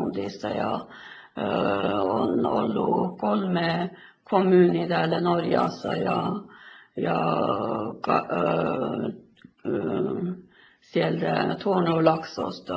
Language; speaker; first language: Finnish; early bilingual, heritage; Finnish